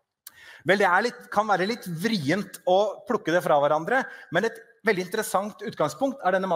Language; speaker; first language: Norwegian; native; Norwegian